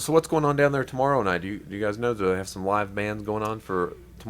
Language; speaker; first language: English; native; English